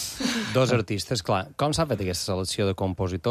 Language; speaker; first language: Catalan; native; Catalan